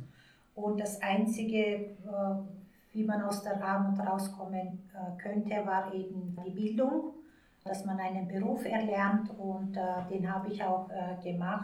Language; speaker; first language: German; early bilingual, other home language; Turkish